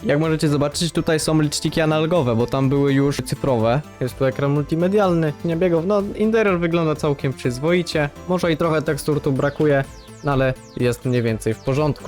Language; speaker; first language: Polish; native; Polish